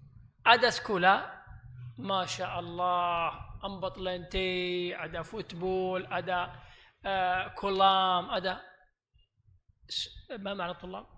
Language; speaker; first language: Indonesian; non-native, learner; Arabic